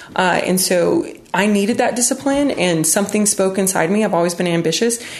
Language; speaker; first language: English; native; English